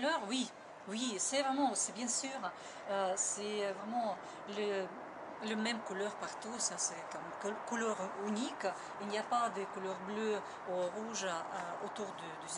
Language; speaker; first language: French; non-native, learner; Russian